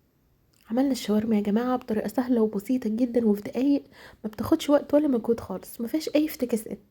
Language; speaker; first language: Arabic; native; Arabic